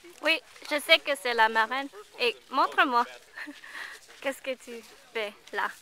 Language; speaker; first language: French; non-native, learner; English